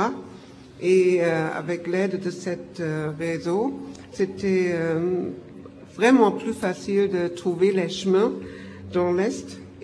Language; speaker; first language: French; non-native, fluent; German